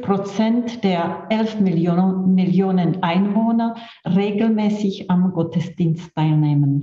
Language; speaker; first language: German; non-native, fluent; Czech